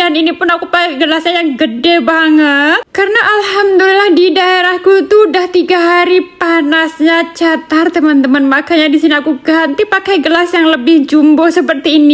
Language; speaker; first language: Indonesian; native; Indonesian